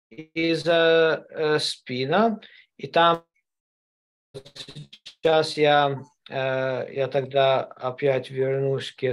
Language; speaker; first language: Russian; non-native, learner; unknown